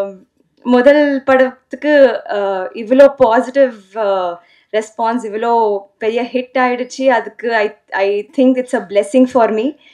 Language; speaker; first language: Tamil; non-native, learner; Telugu